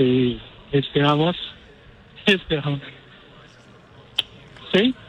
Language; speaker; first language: Spanish; non-native, learner; Chinese